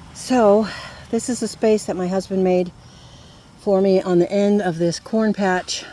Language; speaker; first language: English; native; English